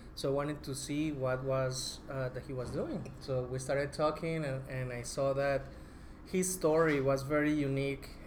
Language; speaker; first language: English; non-native, fluent; Spanish